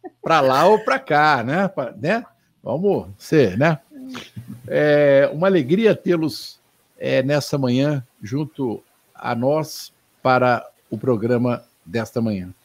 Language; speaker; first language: Portuguese; native; Portuguese